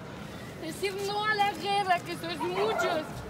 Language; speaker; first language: Spanish; non-native, learner; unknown